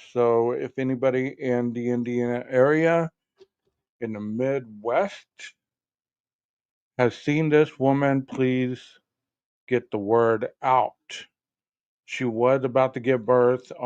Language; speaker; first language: English; native; English